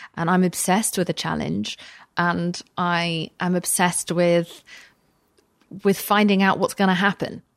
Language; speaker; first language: English; native; English